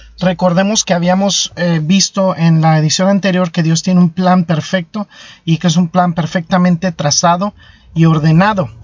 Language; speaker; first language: Spanish; native; Spanish